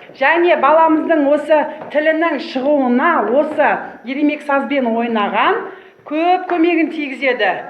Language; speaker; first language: Kazakh; native; Kazakh